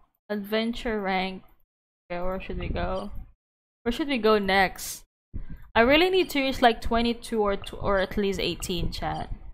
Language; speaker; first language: English; non-native, local second language; Filipino